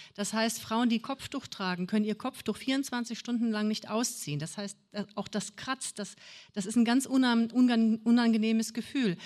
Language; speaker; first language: German; native; German